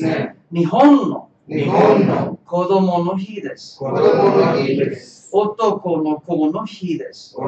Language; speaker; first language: Japanese; non-native, fluent; Tamil